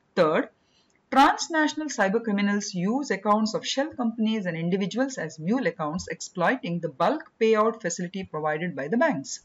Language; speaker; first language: English; non-native, local second language; Kannada